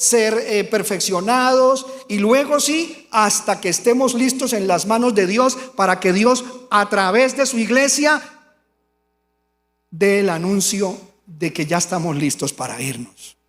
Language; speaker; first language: Spanish; native; Spanish